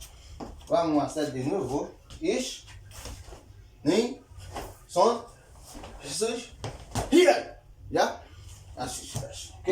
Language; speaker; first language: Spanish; non-native, learner; Haitian Creole